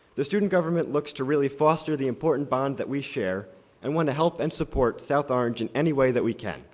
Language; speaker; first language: English; native; English